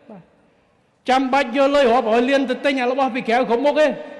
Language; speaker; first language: Khmer; native; Khmer